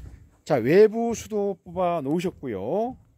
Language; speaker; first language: Korean; native; Korean